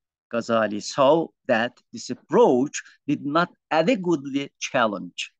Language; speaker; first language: English; non-native, fluent; Turkish